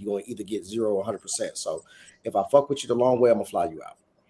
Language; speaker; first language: English; native; English